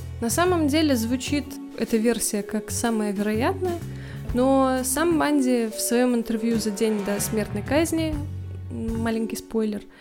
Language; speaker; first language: Russian; native; Russian